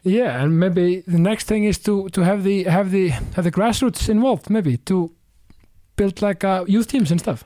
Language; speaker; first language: English; non-native, fluent; Icelandic